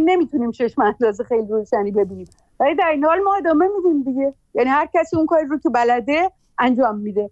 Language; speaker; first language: Persian; native; Persian